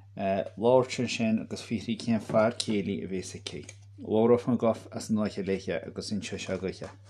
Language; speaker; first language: Irish; native; Irish